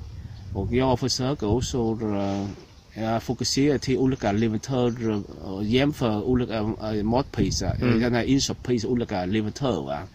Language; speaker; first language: Swedish; non-native, learner; Vietnamese